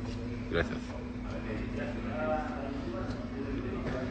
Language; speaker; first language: Spanish; non-native, learner; Italian